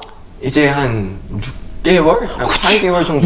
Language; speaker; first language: Korean; early bilingual, other home language; English